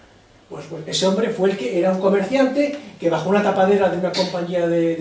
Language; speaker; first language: Spanish; native; Spanish